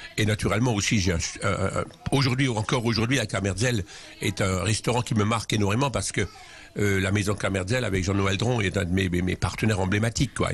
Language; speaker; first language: French; non-native, local second language; Swiss German